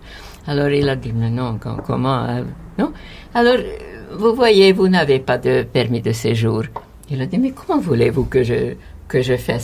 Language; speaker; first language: French; non-native, fluent; Hungarian